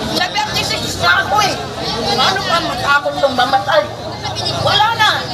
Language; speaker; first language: Filipino; non-native, local second language; Iloko